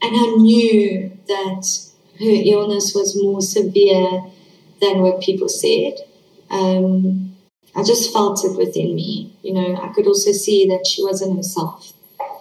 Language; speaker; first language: English; native; English